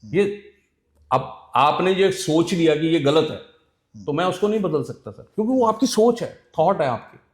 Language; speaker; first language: Hindi; non-native, local second language; Punjabi